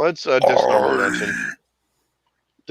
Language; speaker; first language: English; native; English